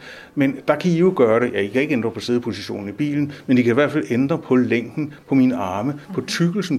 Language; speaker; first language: Danish; native; Danish